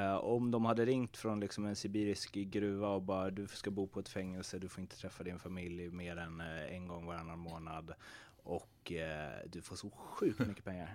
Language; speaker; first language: Swedish; native; Swedish